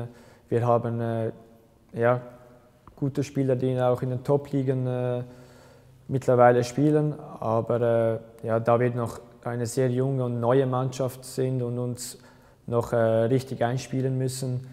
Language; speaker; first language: German; early bilingual, other home language; Albanian